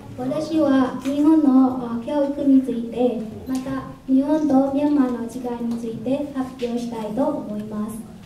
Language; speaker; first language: Japanese; non-native, learner; Burmese